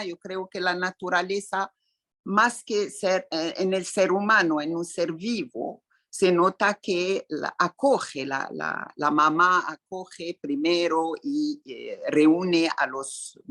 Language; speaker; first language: Spanish; non-native, fluent; Arabic